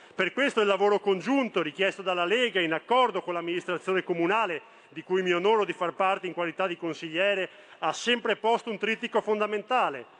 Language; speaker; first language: Italian; native; Italian